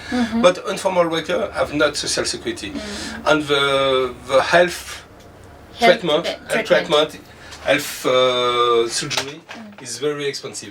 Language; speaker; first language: English; non-native, learner; French